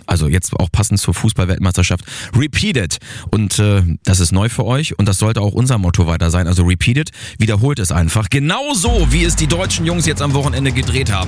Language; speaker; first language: German; native; German